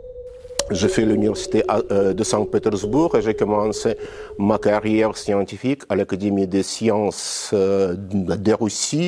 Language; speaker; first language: French; non-native, fluent; Russian